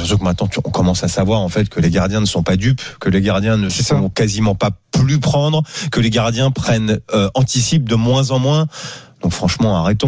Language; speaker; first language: French; native; French